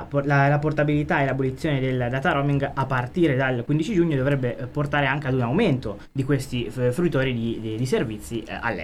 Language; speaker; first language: Italian; native; Italian